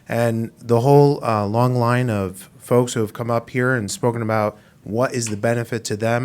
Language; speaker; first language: English; native; English